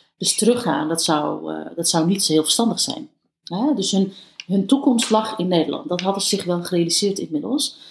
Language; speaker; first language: Dutch; early bilingual, other home language; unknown